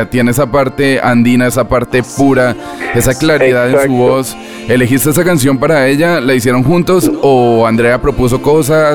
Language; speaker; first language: Spanish; native; Spanish